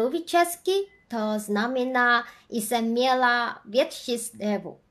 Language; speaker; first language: Czech; non-native, learner; Chinese